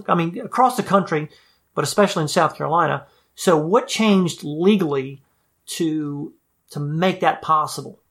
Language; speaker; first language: English; native; English